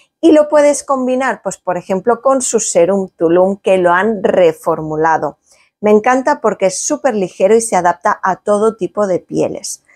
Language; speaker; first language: Spanish; native; Spanish